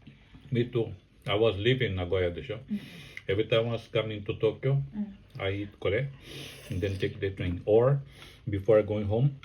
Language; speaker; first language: English; non-native, learner; Japanese